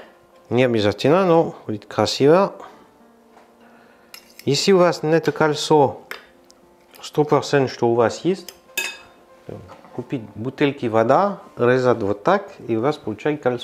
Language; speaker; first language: Russian; non-native, learner; French